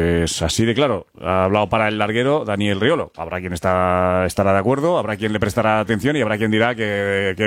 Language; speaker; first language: Spanish; native; Spanish